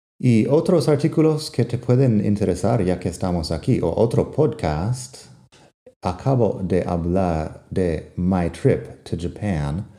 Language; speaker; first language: Spanish; non-native, fluent; English